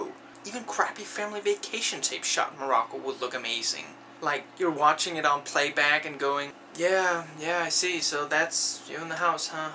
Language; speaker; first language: English; native; English